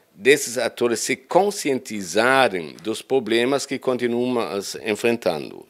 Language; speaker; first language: Portuguese; non-native, fluent; German